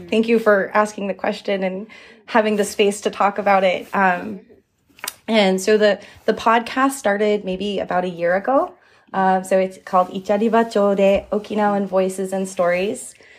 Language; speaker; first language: English; early bilingual, other home language; Japanese